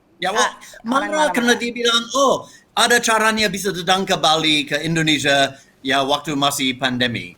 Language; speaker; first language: Indonesian; non-native, fluent; English